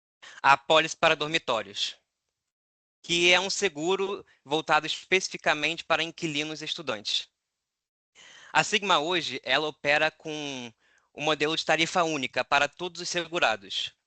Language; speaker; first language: Portuguese; native; Portuguese